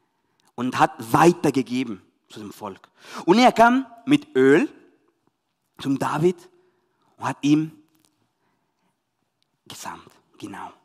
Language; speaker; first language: German; non-native, learner; Spanish